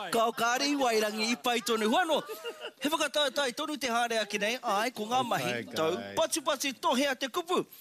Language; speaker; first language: Māori; native; Māori